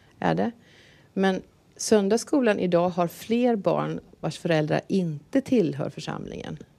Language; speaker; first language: Swedish; native; Swedish